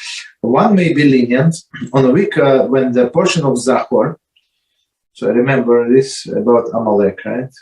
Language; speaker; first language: English; non-native, fluent; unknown